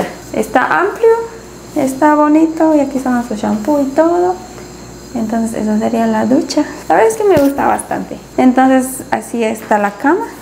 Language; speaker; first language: Spanish; native; Spanish